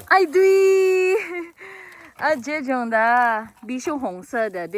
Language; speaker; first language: Chinese; non-native, learner; Filipino